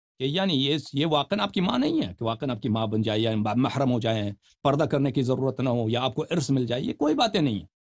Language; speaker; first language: Urdu; non-native, fluent; Persian